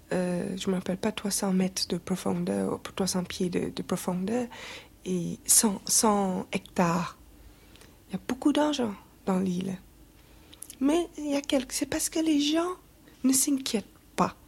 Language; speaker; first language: French; non-native, fluent; English